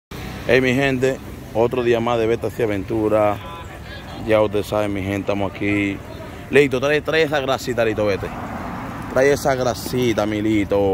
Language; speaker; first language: Spanish; native; Spanish